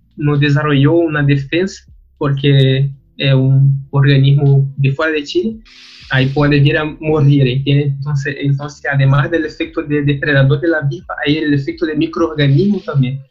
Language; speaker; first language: Spanish; non-native, learner; Portuguese